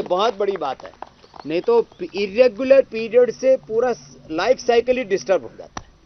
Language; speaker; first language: Hindi; native; Hindi